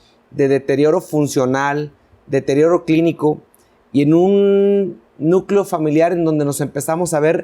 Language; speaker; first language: Spanish; native; Spanish